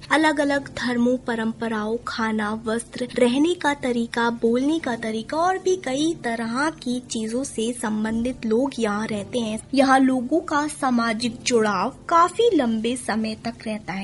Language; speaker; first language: Hindi; native; Hindi